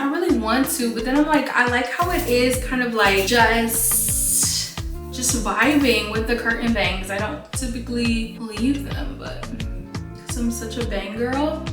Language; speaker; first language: English; native; English